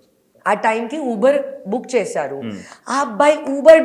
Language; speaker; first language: Telugu; non-native, local second language; Hindi